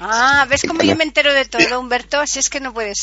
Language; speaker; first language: Spanish; native; Spanish